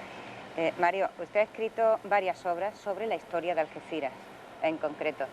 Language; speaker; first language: Spanish; native; Spanish